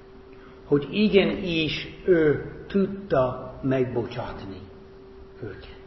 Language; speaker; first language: Hungarian; non-native, fluent; English